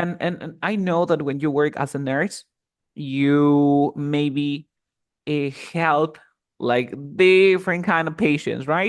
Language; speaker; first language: English; non-native, fluent; Spanish